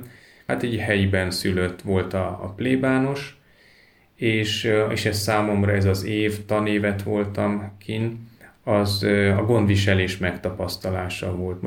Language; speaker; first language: Hungarian; native; Hungarian